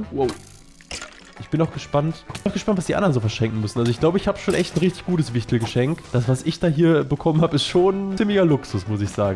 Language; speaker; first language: German; native; German